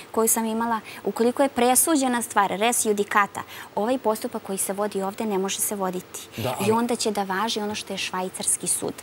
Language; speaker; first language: Serbian; native; Serbian